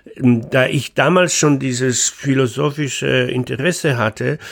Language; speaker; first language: German; non-native, fluent; Polish